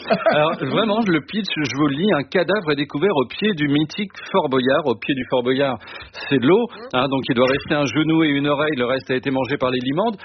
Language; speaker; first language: French; native; French